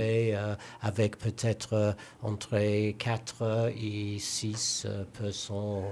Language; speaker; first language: French; non-native, learner; English